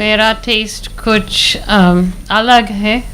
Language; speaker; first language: Hindi; non-native, fluent; English